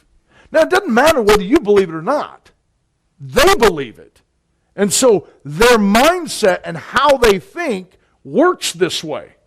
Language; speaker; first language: English; native; English